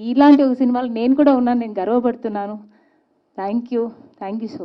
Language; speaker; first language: Telugu; non-native, learner; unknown